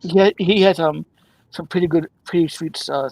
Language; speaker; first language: English; native; English